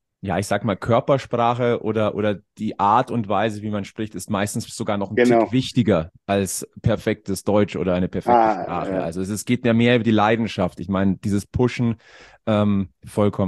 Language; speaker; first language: German; native; German